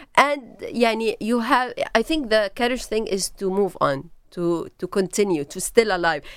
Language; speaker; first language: English; non-native, learner; Arabic